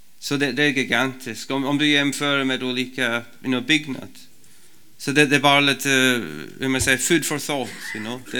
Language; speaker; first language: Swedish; non-native, learner; English